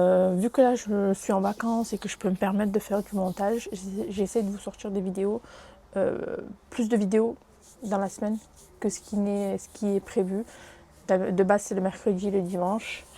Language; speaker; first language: French; native; French